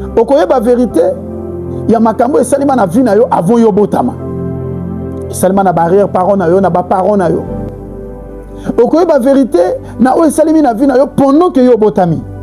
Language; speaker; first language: Lingala; native; Lingala